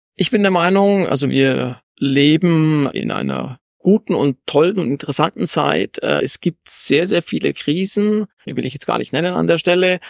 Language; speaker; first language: German; native; German